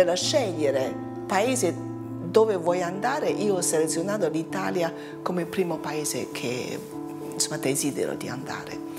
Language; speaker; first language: Italian; non-native, fluent; Chinese